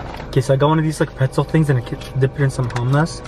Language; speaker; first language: English; native; English